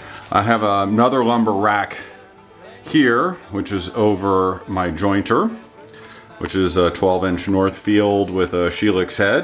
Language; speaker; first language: English; native; English